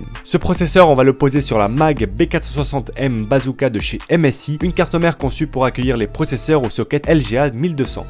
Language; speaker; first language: French; native; French